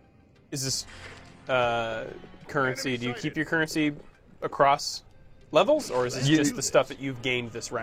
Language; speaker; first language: English; native; English